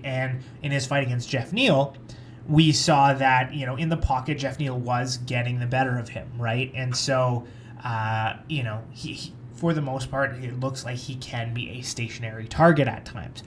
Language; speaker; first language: English; native; English